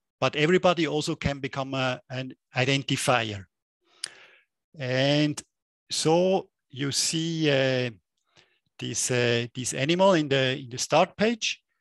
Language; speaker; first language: English; non-native, fluent; German